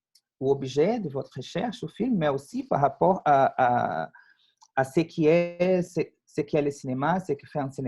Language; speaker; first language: French; non-native, fluent; Portuguese